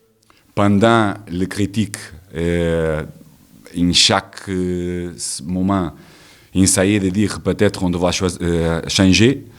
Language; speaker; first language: French; non-native, learner; Portuguese